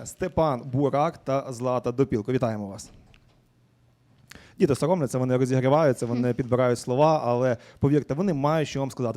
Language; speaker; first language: Ukrainian; native; Ukrainian